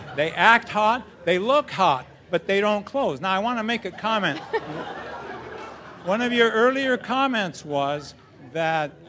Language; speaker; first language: English; native; English